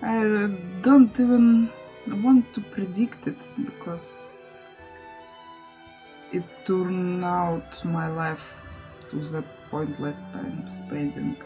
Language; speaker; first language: English; non-native, learner; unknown